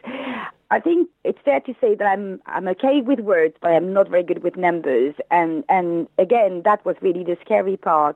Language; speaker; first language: English; non-native, fluent; French